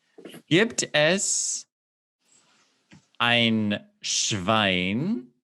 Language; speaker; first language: German; non-native, fluent; English